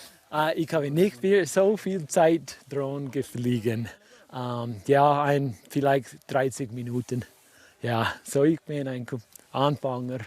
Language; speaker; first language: German; non-native, learner; English